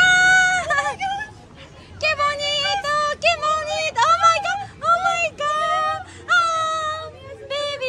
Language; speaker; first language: Spanish; non-native, learner; Japanese